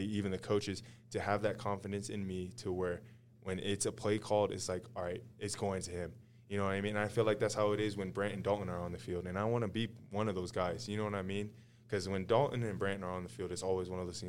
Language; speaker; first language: English; native; English